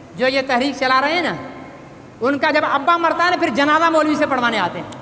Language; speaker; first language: Urdu; native; Urdu